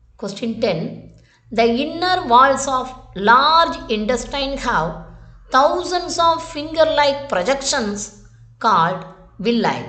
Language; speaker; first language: English; non-native, local second language; Tamil